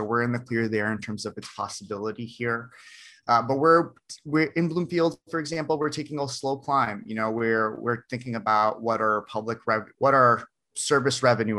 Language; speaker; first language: English; native; English